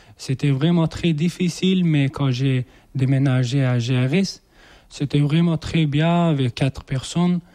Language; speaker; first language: French; non-native, learner; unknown